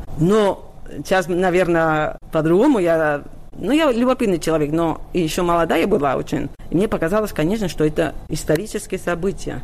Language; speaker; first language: Russian; non-native, fluent; Catalan